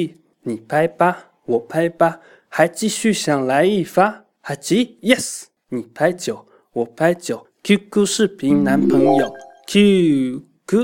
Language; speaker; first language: Chinese; native; Chinese